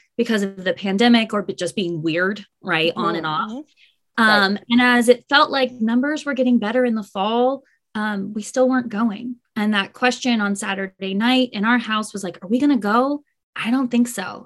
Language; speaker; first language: English; native; English